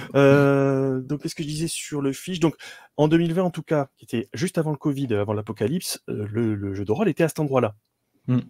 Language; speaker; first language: French; native; French